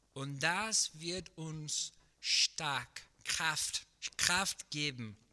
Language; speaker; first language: German; non-native, fluent; Portuguese